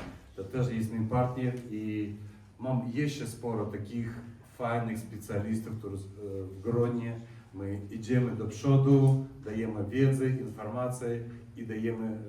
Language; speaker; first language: Polish; non-native, learner; Russian